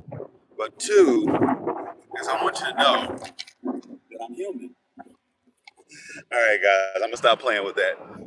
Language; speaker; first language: English; native; English